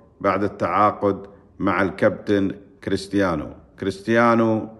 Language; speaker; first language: Arabic; native; Arabic